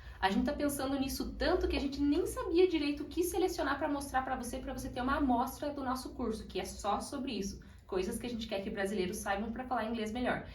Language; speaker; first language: Portuguese; native; Portuguese